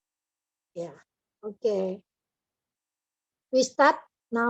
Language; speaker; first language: English; non-native, learner; Indonesian